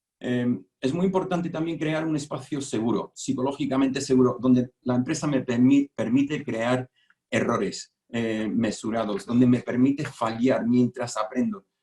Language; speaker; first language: Spanish; non-native, fluent; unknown